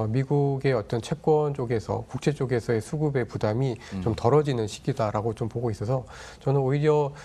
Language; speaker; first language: Korean; native; Korean